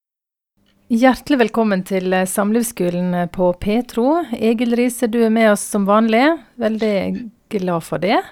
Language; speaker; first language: Norwegian; native; Norwegian